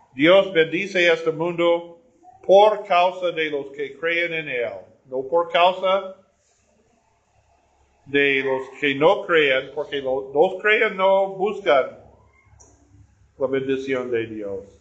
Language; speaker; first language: Spanish; non-native, learner; English